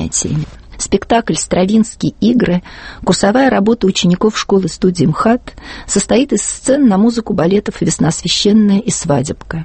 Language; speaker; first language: Russian; native; Russian